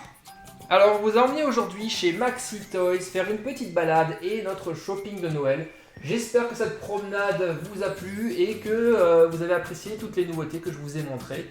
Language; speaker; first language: French; native; French